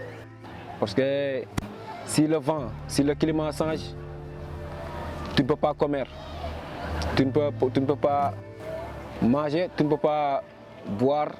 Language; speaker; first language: French; non-native, local second language; Wolof